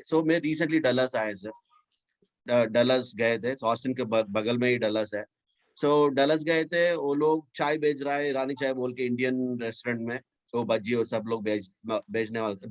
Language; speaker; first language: Hindi; non-native, local second language; Telugu